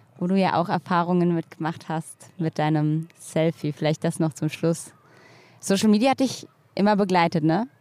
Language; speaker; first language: German; native; German